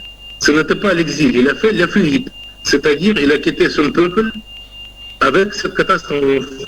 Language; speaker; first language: French; non-native, fluent; Russian